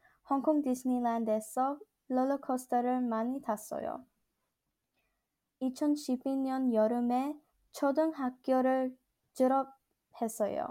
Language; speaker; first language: Korean; non-native, learner; English